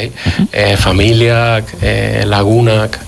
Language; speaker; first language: Basque; non-native, fluent; Spanish